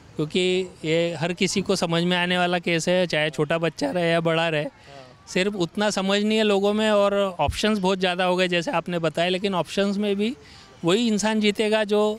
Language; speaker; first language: Hindi; non-native, local second language; Marathi